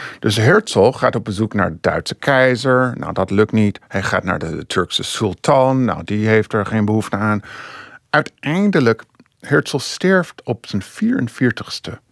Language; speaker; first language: Dutch; non-native, fluent; English